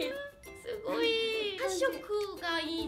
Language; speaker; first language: Japanese; non-native, learner; Korean